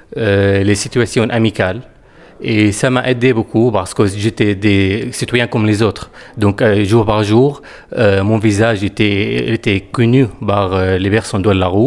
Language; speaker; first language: French; non-native, fluent; Arabic